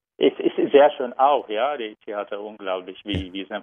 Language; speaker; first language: German; non-native, learner; Turkish